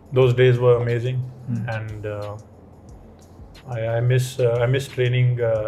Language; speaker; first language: English; non-native, local second language; Punjabi